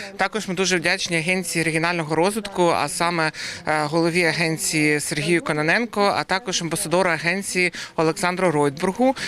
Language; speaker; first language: Ukrainian; native; Ukrainian